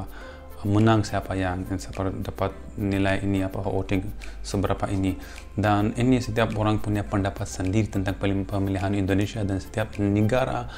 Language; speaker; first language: Indonesian; non-native, fluent; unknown